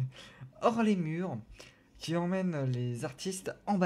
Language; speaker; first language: French; native; French